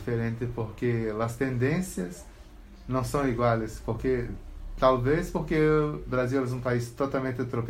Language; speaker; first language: Spanish; non-native, learner; Portuguese